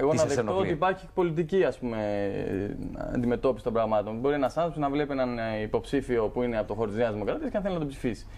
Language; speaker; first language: Greek; native; Greek